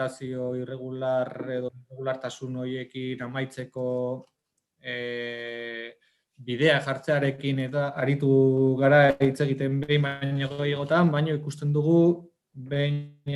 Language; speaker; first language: Basque; native; Basque